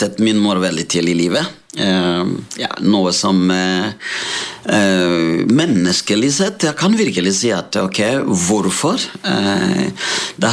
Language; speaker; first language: Norwegian; non-native, fluent; Rundi